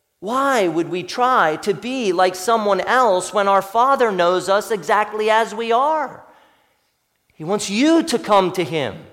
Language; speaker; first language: English; native; English